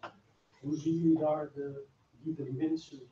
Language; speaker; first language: Dutch; non-native, fluent; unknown